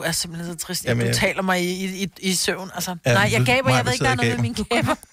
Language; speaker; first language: Danish; native; Danish